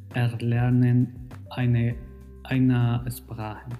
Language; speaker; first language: German; non-native, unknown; Spanish